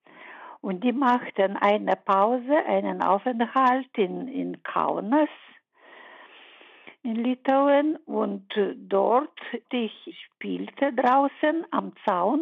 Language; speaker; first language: German; early bilingual, heritage; German